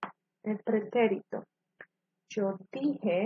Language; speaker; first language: Spanish; non-native, fluent; English